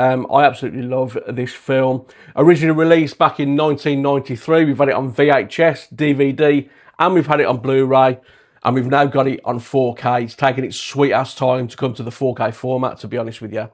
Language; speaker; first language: English; native; English